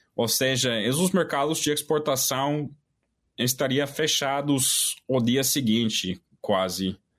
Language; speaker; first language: Portuguese; non-native, fluent; English